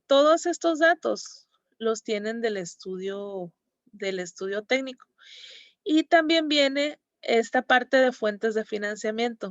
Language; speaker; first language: Spanish; native; Spanish